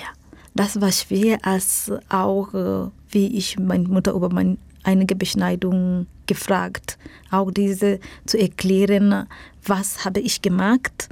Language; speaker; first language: German; non-native, learner; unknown